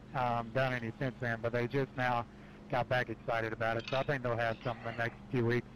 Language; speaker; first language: English; native; English